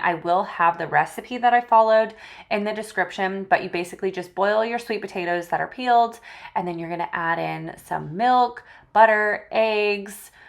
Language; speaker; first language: English; native; English